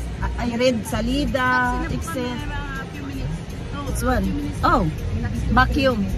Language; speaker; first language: English; non-native, local second language; Filipino